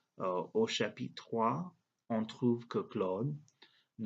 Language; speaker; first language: French; non-native, learner; English